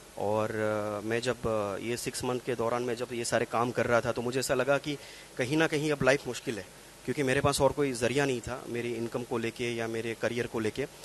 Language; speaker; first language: Hindi; non-native, local second language; Gujarati